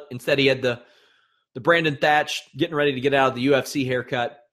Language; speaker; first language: English; native; English